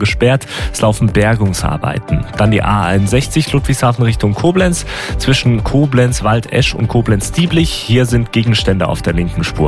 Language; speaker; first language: German; native; German